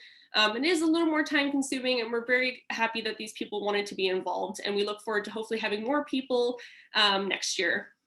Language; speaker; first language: English; native; English